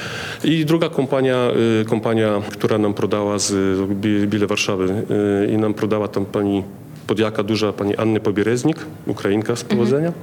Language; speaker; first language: Polish; non-native, learner; Ukrainian